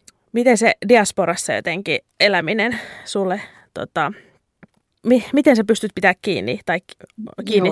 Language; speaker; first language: Finnish; native; Finnish